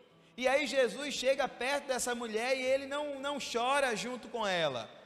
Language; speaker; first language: Portuguese; native; Portuguese